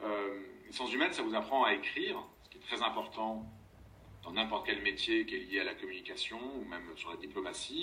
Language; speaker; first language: French; non-native, learner; German